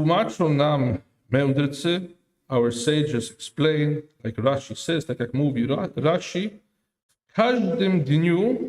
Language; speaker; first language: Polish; non-native, fluent; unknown